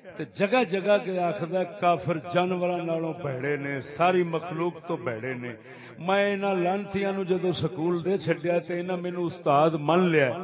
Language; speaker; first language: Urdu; non-native, local second language; Punjabi